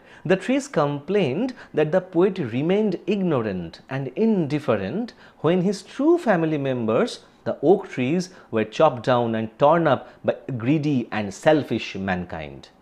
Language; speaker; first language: English; non-native, local second language; Bangla